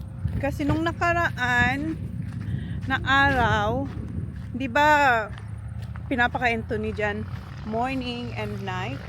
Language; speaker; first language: Filipino; native; Filipino